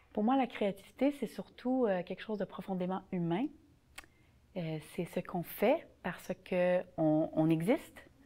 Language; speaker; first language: French; early bilingual, other home language; Polish